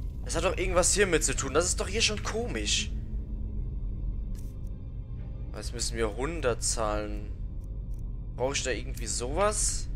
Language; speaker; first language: German; native; German